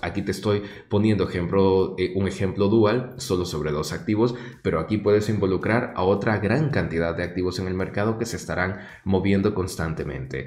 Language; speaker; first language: Spanish; native; Spanish